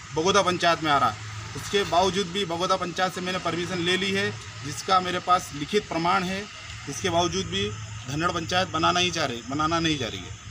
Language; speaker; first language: Hindi; native; Hindi